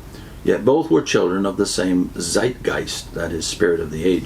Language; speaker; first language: English; native; English